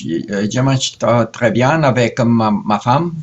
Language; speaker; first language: French; non-native, learner; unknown